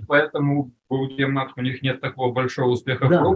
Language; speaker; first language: Russian; native; Russian